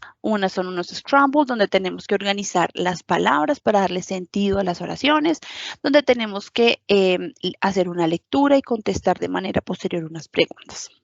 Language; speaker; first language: Spanish; native; Spanish